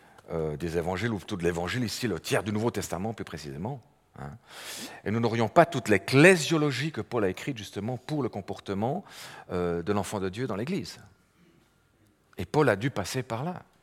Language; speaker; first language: French; native; French